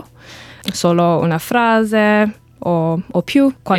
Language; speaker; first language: Italian; non-native, learner; English